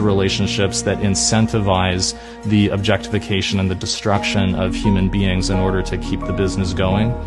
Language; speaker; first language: English; native; English